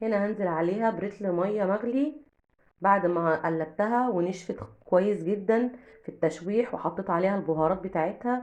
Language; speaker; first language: Arabic; native; Arabic